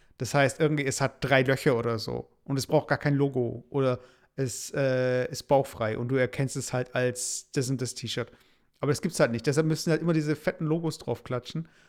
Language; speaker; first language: German; native; German